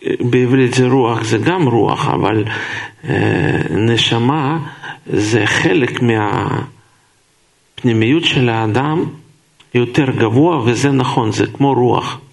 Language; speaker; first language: Hebrew; non-native, fluent; Russian